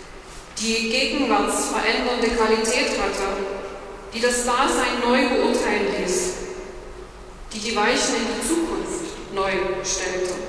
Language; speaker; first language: German; native; German